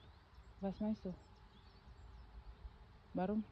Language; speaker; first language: German; non-native, learner; Filipino